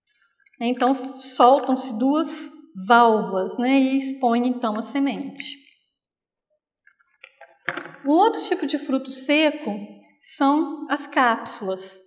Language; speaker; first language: Portuguese; native; Portuguese